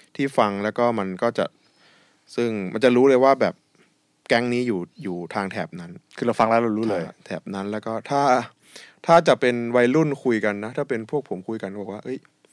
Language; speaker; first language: Thai; native; Thai